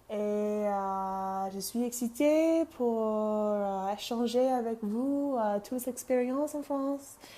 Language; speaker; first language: French; non-native, learner; English